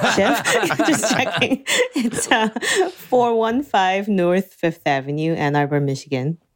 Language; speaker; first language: English; non-native, fluent; Korean